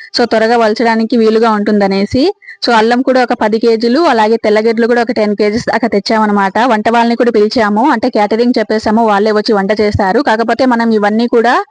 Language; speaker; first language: Telugu; native; Telugu